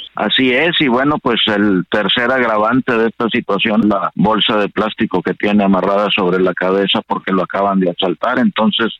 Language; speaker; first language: Spanish; native; Spanish